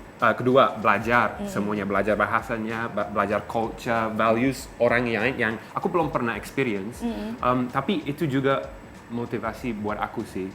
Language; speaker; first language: Indonesian; non-native, fluent; English